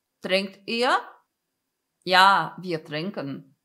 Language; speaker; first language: German; non-native, fluent; Polish